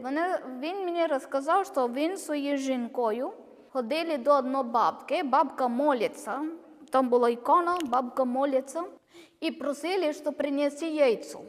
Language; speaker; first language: Ukrainian; non-native, learner; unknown